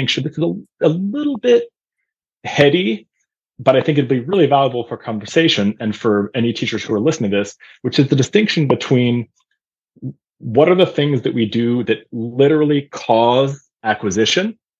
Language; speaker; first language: English; non-native, fluent; German